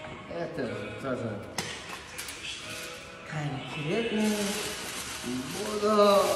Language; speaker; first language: Russian; non-native, learner; Turkmen